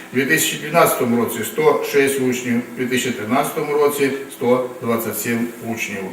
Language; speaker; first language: Ukrainian; non-native, local second language; Russian